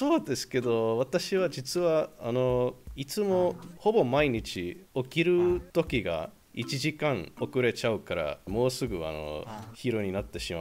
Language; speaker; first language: Japanese; non-native, fluent; Finnish